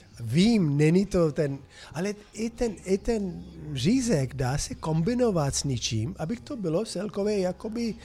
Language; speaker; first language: Czech; non-native, fluent; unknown